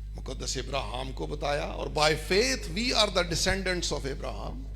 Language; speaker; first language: Urdu; non-native, local second language; Punjabi